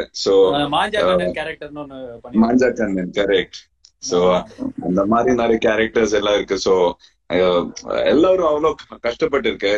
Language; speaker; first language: Tamil; non-native, fluent; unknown